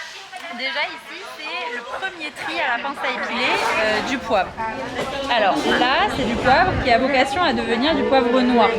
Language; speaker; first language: French; native; French